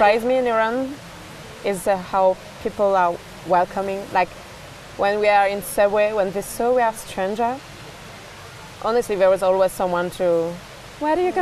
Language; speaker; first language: English; non-native, fluent; French